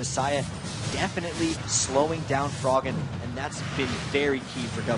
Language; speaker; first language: English; native; English